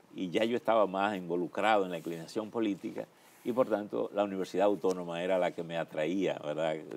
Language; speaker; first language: Spanish; native; Spanish